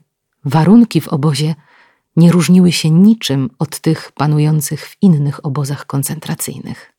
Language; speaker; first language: Polish; native; Polish